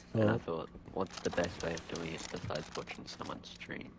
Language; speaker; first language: English; native; English